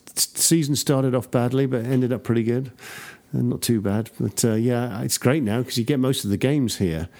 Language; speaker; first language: English; native; English